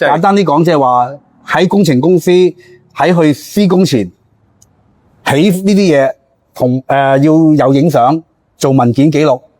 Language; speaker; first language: Cantonese; native; Cantonese